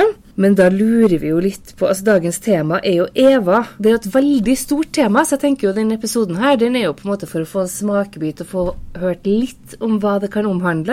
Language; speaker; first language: Norwegian; native; Norwegian